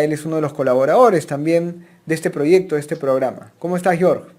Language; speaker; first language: Spanish; native; Spanish